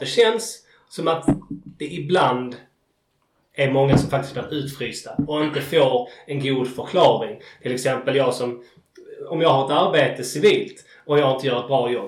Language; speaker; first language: Swedish; native; Swedish